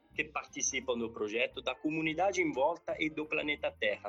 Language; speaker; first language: Portuguese; non-native, fluent; Italian